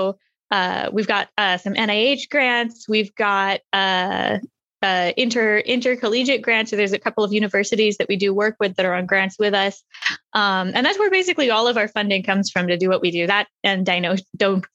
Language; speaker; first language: English; native; English